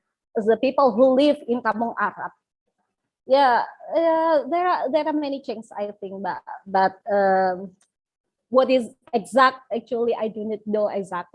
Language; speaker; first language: English; non-native, learner; Indonesian